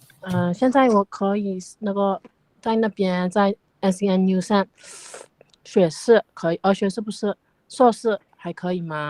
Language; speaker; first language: Chinese; non-native, local second language; Burmese